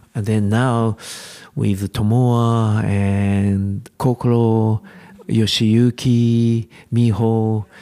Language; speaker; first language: English; non-native, learner; Japanese